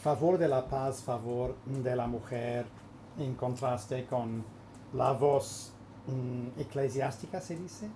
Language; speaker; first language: Spanish; non-native, fluent; English